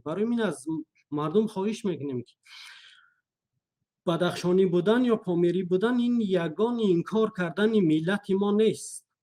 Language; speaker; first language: Persian; non-native, local second language; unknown